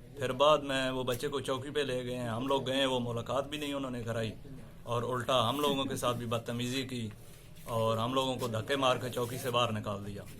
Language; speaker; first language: Urdu; non-native, local second language; Punjabi